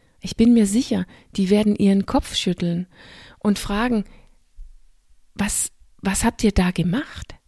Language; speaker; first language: German; non-native, fluent; Danish